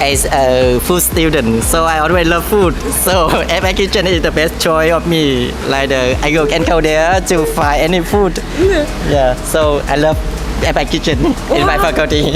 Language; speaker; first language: English; non-native, fluent; Vietnamese